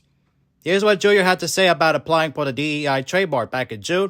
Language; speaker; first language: English; native; English